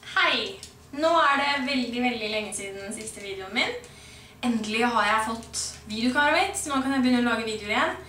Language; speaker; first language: Norwegian; native; Norwegian